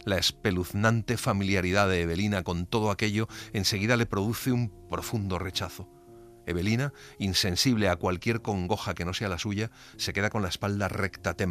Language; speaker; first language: Spanish; native; Spanish